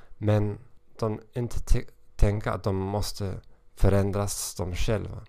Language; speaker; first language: Swedish; non-native, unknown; German